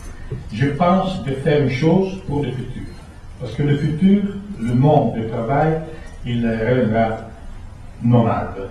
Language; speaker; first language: French; non-native, fluent; Italian